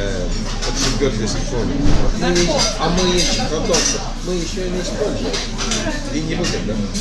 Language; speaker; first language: Russian; non-native, fluent; Estonian